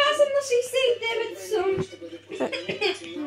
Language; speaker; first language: Bulgarian; native; Bulgarian